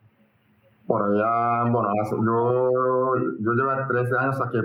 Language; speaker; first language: Spanish; non-native, learner; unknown